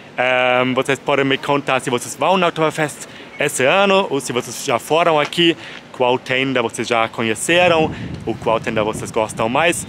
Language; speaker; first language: Portuguese; non-native, fluent; German